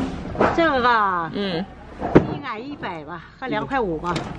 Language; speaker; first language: Chinese; native; Chinese